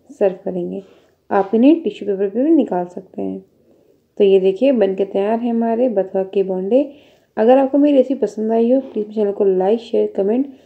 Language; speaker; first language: Hindi; native; Hindi